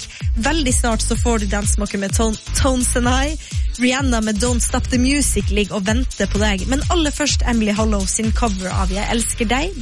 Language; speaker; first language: Norwegian; native; Norwegian